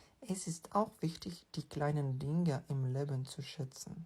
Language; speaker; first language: German; non-native, fluent; Ukrainian